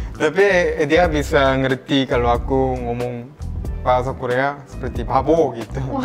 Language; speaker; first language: Indonesian; non-native, fluent; Korean